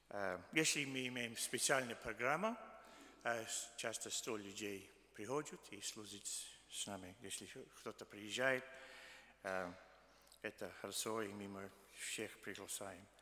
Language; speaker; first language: Russian; early bilingual, heritage; Russian